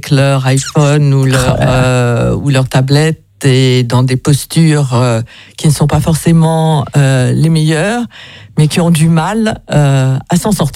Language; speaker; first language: French; native; French